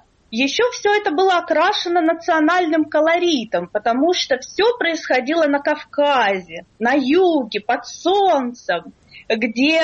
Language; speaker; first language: Russian; native; Russian